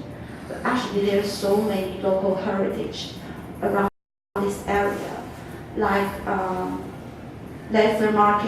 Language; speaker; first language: English; non-native, fluent; Chinese